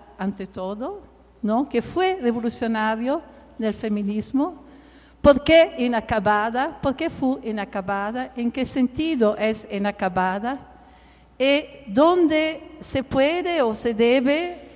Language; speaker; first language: Spanish; non-native, fluent; Italian